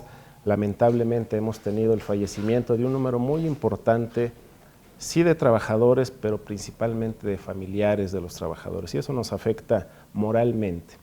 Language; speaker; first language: Spanish; native; Spanish